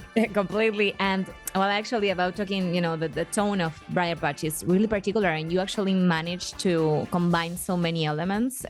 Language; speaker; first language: English; non-native, fluent; Spanish